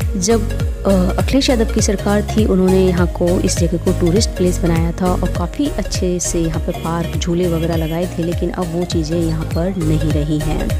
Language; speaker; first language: Hindi; native; Hindi